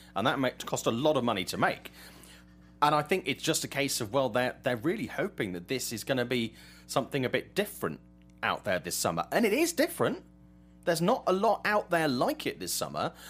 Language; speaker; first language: English; native; English